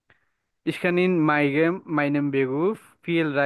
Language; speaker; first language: German; non-native, fluent; Bangla